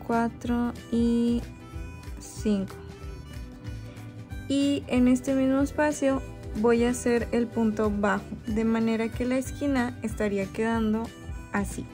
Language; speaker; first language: Spanish; native; Spanish